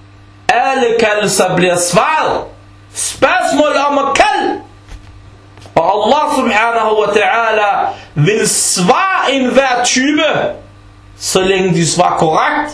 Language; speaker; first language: Danish; early bilingual, other home language; Arabic